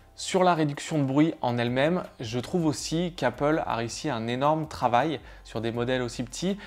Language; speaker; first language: French; native; French